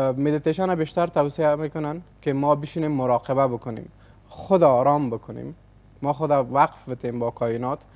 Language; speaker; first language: Persian; native; Persian